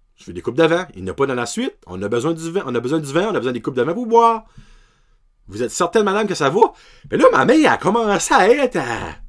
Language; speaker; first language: French; native; French